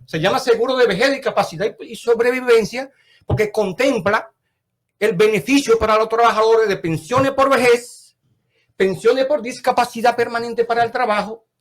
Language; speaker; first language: Spanish; native; Spanish